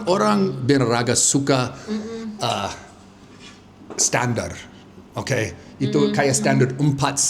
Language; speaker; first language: Indonesian; non-native, fluent; English